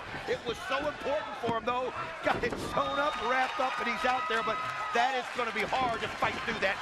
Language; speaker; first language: English; native; English